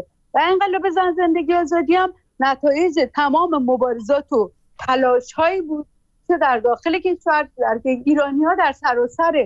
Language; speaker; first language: Persian; native; Persian